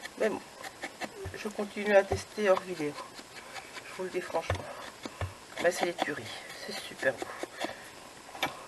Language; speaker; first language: French; native; French